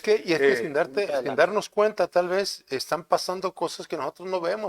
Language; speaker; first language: Spanish; native; Spanish